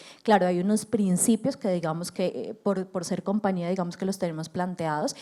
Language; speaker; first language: Spanish; native; Spanish